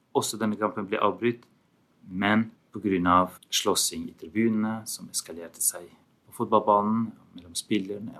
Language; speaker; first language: Norwegian; non-native, fluent; Albanian